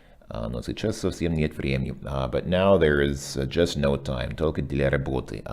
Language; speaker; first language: Russian; non-native, fluent; English